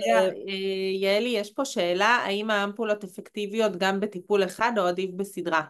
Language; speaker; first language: Hebrew; native; Hebrew